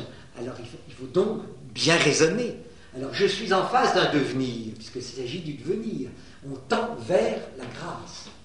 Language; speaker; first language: French; native; French